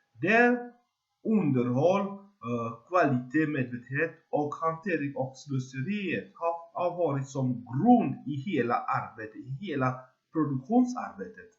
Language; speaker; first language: Swedish; non-native, fluent; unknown